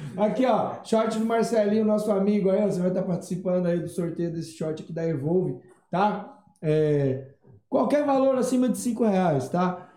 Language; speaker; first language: Portuguese; native; Portuguese